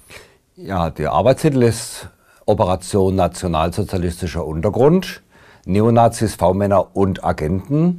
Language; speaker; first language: German; native; German